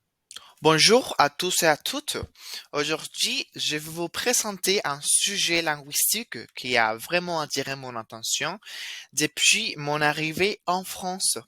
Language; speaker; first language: French; non-native, fluent; Spanish